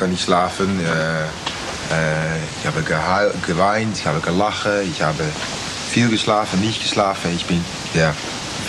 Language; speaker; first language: German; non-native, fluent; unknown